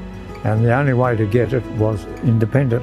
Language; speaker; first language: English; native; English